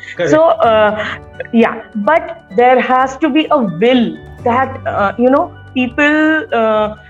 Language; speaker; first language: English; non-native, local second language; Marathi